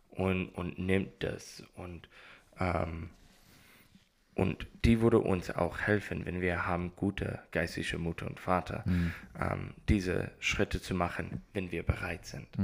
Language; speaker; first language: German; non-native, learner; English